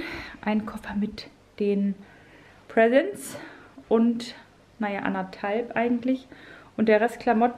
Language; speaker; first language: German; native; German